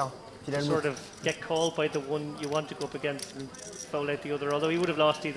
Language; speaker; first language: English; native; English